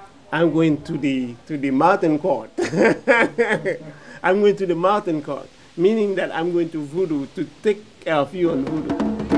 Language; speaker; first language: English; non-native, fluent; Haitian Creole